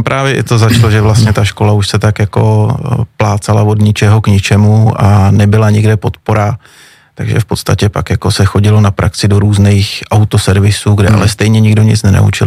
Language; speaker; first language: Czech; native; Czech